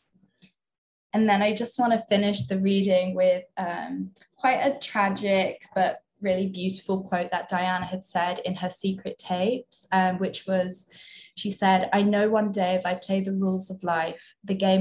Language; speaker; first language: English; native; English